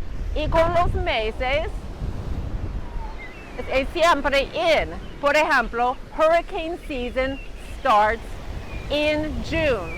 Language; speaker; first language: Spanish; non-native, fluent; English